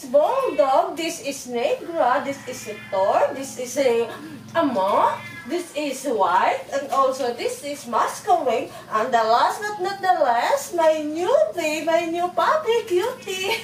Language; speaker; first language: English; non-native, learner; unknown